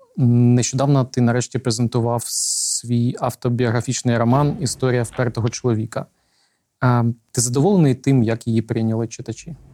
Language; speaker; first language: Ukrainian; native; Ukrainian